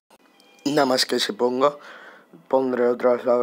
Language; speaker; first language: Spanish; native; Spanish